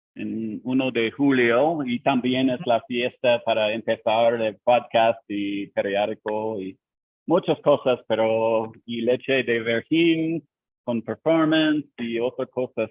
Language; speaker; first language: Spanish; non-native, learner; English